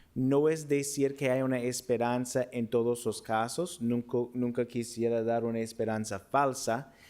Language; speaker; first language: Spanish; non-native, fluent; English